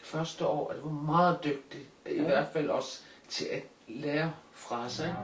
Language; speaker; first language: Danish; non-native, local second language; Kalaallisut